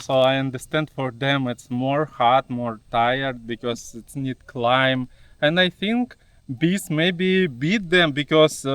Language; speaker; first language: English; non-native, learner; Russian